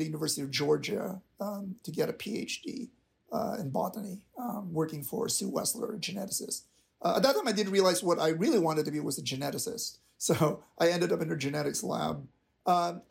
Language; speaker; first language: English; non-native, local second language; Filipino